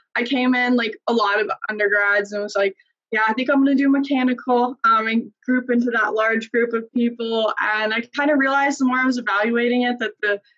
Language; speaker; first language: English; native; English